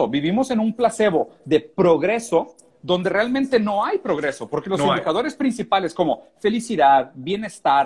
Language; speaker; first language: Spanish; native; Spanish